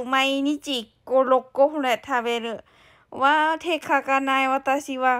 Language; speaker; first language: Japanese; non-native, learner; Thai